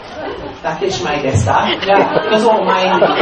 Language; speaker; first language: Japanese; non-native, fluent; English